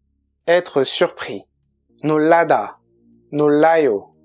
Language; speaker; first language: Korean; non-native, fluent; French